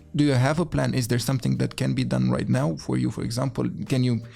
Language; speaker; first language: English; non-native, fluent; Romanian